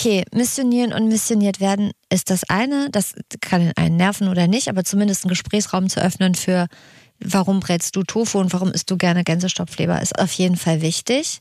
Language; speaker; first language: German; native; German